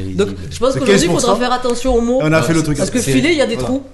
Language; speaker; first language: French; native; French